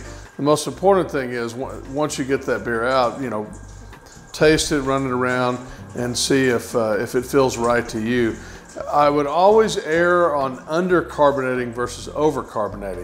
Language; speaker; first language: English; native; English